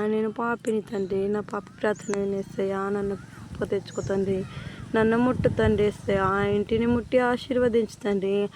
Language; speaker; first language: Telugu; non-native, local second language; Kannada